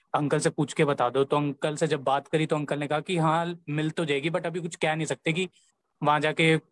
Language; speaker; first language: Hindi; native; Hindi